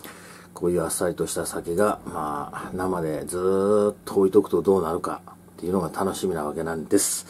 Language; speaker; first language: Japanese; native; Japanese